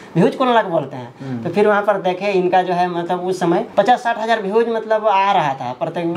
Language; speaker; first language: Hindi; native; Hindi